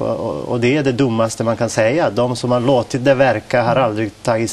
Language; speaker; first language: Swedish; non-native, fluent; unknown